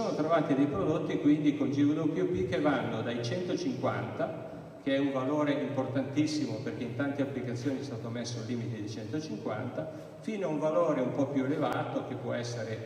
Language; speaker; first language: Italian; native; Italian